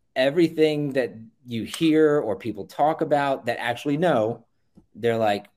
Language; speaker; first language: English; native; English